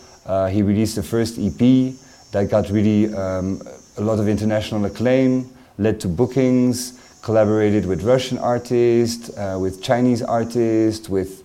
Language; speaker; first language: English; non-native, fluent; French